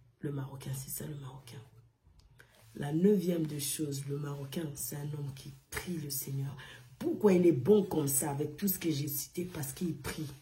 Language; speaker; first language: French; non-native, local second language; Arabic